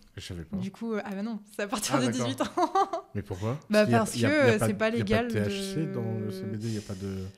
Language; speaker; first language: French; native; French